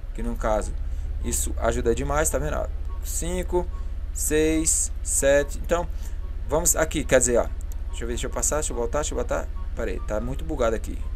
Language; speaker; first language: Portuguese; native; Portuguese